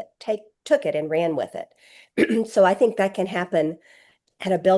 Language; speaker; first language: English; native; English